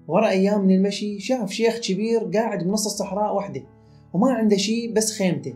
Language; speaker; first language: Arabic; native; Arabic